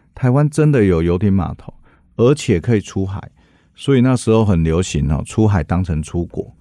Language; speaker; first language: Chinese; native; Chinese